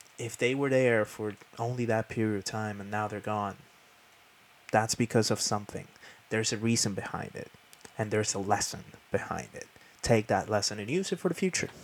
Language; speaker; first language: English; non-native, fluent; Spanish